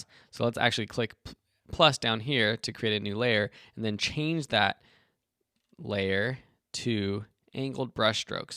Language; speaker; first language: English; native; English